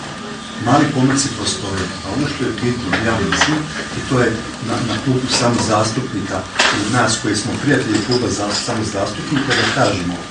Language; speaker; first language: Croatian; native; Croatian